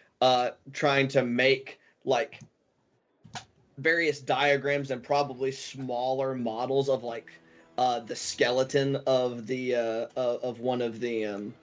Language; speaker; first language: English; native; English